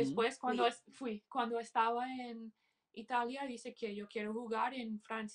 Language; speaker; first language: Spanish; early bilingual, heritage; English